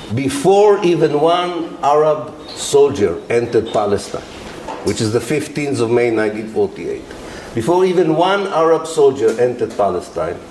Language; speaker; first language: English; non-native, fluent; Arabic